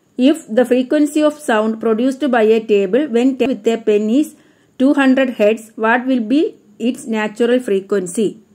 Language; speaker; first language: English; non-native, local second language; Malayalam